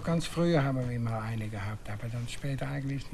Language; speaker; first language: German; non-native, fluent; Dutch